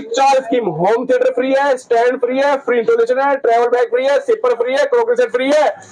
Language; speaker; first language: Hindi; native; Hindi